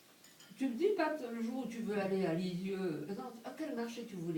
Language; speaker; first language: French; native; French